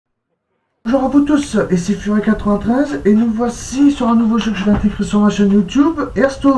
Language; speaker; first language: French; native; French